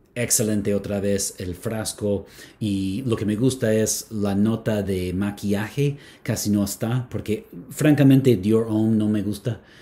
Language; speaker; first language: Spanish; non-native, fluent; English